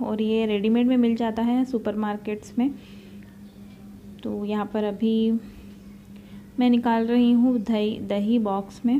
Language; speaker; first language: Hindi; native; Hindi